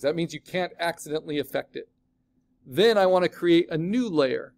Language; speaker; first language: English; native; English